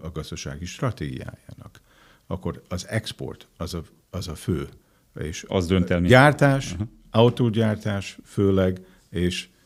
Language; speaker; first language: Hungarian; non-native, fluent; English